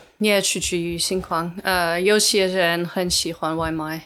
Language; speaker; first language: Chinese; non-native, learner; English